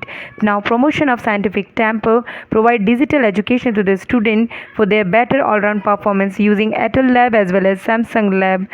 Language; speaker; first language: English; non-native, local second language; Hindi